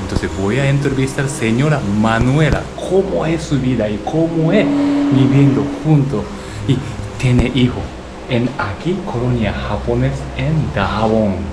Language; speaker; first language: Spanish; non-native, learner; Japanese